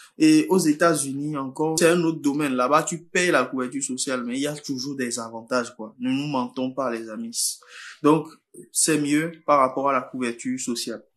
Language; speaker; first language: French; non-native, local second language; Fon